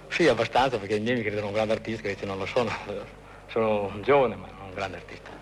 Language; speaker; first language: Italian; native; Italian